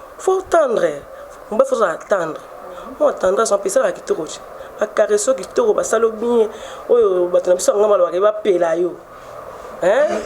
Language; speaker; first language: Lingala; non-native, local second language; Swahili